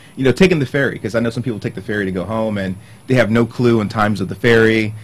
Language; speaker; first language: English; native; English